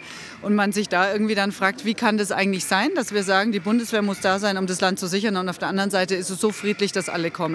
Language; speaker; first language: German; native; German